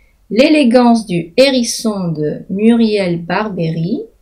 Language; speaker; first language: French; native; French